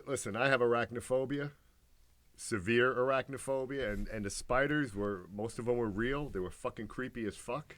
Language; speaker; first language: English; native; English